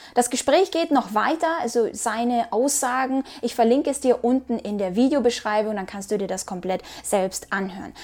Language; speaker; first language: German; non-native, fluent; Ukrainian